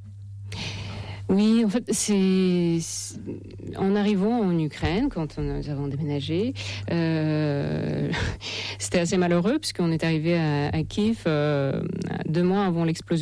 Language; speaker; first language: French; non-native, fluent; Russian